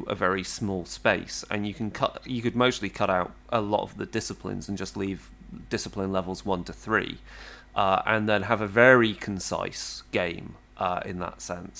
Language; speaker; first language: English; native; English